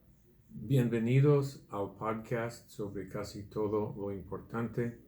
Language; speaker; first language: Spanish; non-native, fluent; English